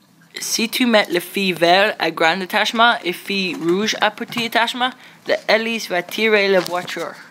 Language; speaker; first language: French; non-native, learner; English